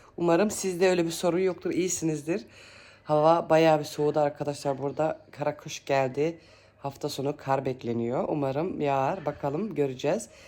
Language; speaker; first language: Turkish; early bilingual, heritage; Turkish